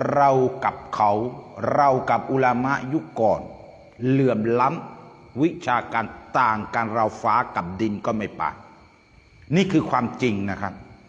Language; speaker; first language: Thai; non-native, local second language; Pattani Malay